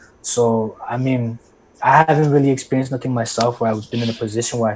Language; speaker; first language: English; native; English